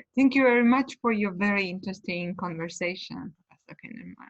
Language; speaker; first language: English; non-native, fluent; Georgian